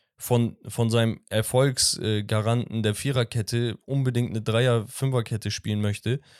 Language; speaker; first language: German; early bilingual, other home language; Turkish